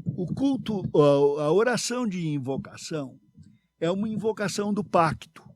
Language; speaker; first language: Portuguese; native; Portuguese